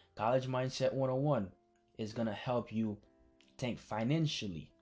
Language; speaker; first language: English; early bilingual, other home language; Haitian Creole